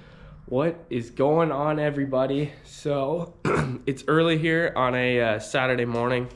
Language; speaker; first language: English; native; English